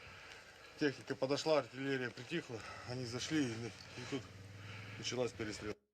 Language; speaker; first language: Russian; native; Russian